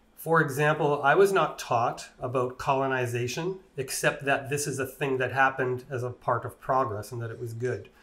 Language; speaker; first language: English; native; English